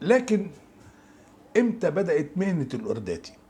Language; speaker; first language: Arabic; native; Arabic